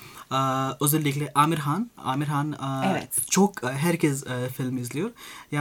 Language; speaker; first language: Turkish; non-native, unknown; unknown